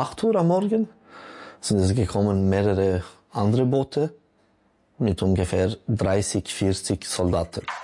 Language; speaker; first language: German; non-native, local second language; French